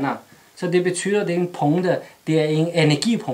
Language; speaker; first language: Danish; non-native, learner; Chinese